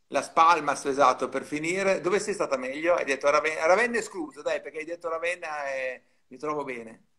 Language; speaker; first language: Italian; native; Italian